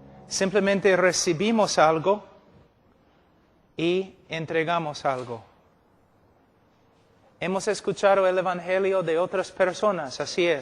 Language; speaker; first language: Spanish; non-native, fluent; English